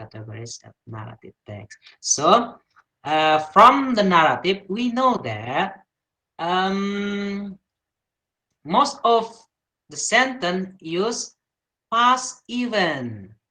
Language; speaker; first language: English; non-native, learner; Indonesian